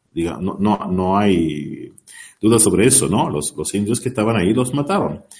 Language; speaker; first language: Spanish; non-native, learner; Arabic